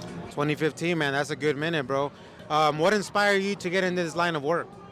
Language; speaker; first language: English; early bilingual, other home language; Spanish